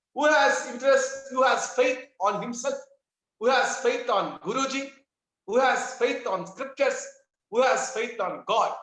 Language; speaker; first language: English; non-native, local second language; Telugu